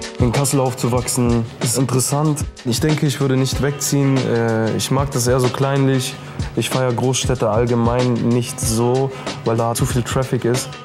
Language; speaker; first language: German; early bilingual, other home language; Russian